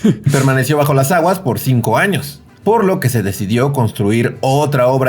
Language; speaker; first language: Spanish; native; Spanish